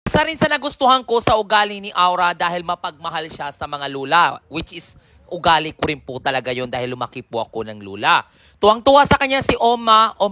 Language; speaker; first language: Filipino; non-native, local second language; Cebuano